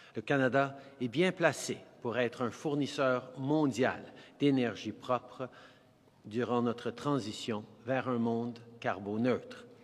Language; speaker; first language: French; early bilingual, heritage; French